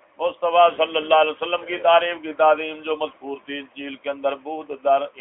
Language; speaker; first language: Urdu; non-native, local second language; Punjabi